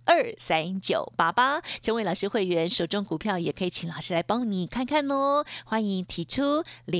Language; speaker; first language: Chinese; native; Chinese